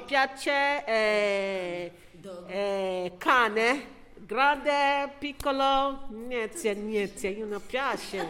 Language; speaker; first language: Italian; non-native, learner; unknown